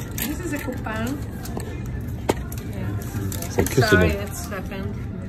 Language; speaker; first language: English; non-native, learner; Hungarian